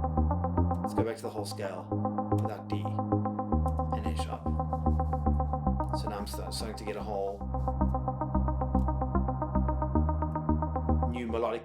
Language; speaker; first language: English; native; English